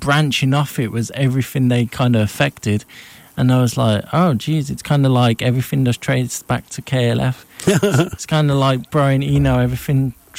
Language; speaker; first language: English; native; English